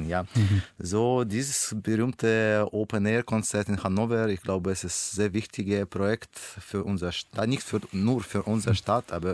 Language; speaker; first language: German; non-native, learner; Russian